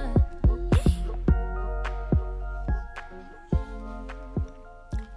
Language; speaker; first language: English; non-native, local second language; Akan